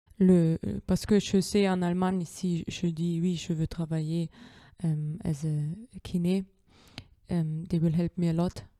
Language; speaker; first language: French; non-native, learner; German